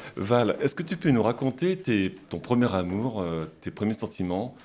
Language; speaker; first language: French; native; French